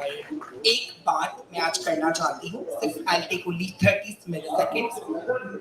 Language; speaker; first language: Hindi; native; Hindi